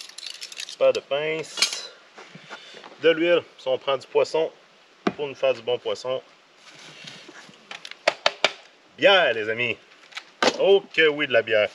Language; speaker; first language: French; native; French